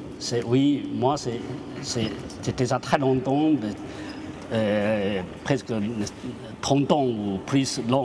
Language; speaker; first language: French; non-native, learner; Chinese